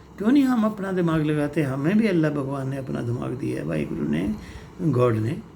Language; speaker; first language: Hindi; non-native, local second language; Punjabi